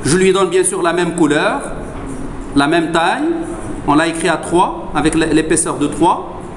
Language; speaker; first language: French; non-native, local second language; Arabic